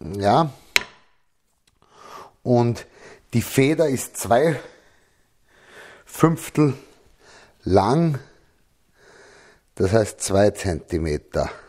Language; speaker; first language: German; native; German